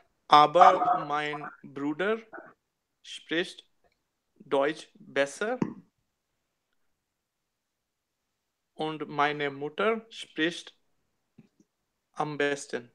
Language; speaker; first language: German; non-native, learner; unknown